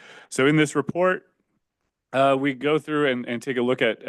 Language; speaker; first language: English; native; English